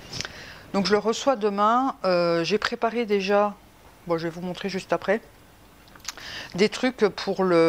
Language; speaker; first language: French; native; French